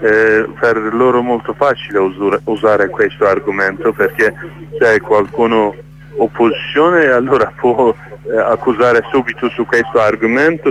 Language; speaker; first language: Italian; non-native, learner; Kurdish